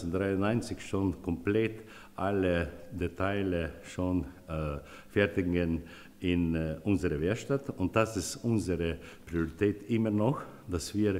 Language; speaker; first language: German; non-native, learner; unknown